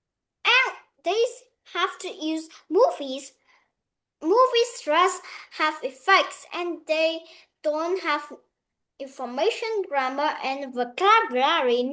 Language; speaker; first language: English; non-native, learner; Vietnamese